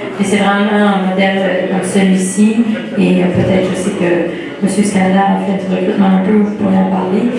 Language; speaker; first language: French; native; French